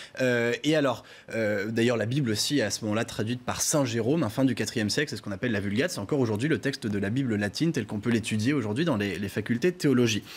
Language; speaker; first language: French; native; French